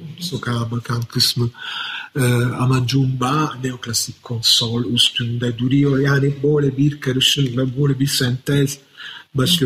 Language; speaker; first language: Turkish; non-native, fluent; Italian